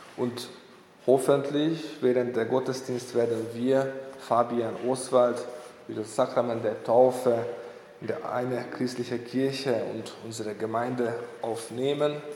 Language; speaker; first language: German; non-native, fluent; Hungarian